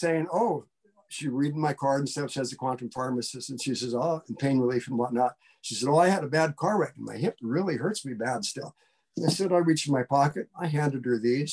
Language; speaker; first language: English; native; English